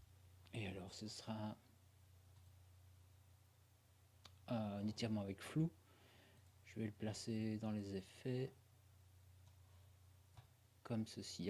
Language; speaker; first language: French; native; French